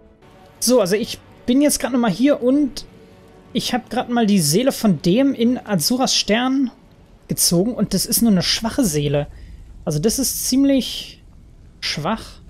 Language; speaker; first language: German; native; German